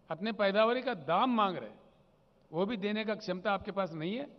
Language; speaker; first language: Hindi; non-native, local second language; Telugu